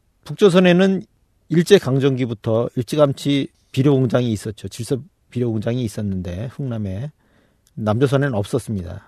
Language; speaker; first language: Korean; native; Korean